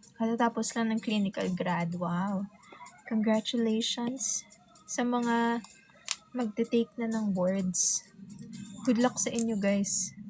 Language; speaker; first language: Filipino; non-native, local second language; Hiligaynon